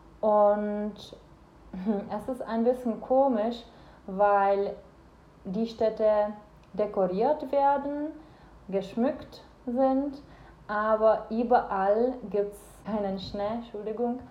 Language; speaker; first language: German; non-native, fluent; Czech